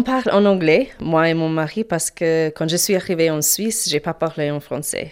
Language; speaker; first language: French; non-native, learner; Ukrainian